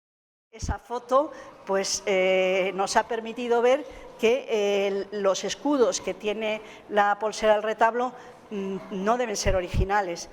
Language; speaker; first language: Spanish; native; Spanish